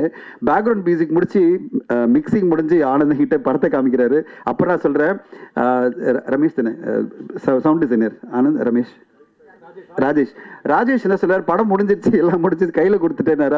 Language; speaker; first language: Tamil; native; Tamil